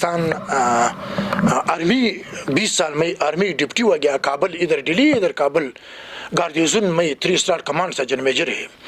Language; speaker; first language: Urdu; non-native, learner; Pashto